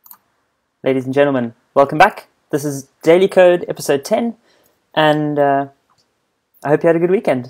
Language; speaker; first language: English; native; English